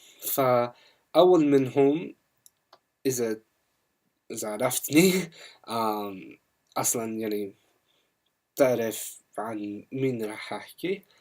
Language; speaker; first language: Arabic; non-native, learner; English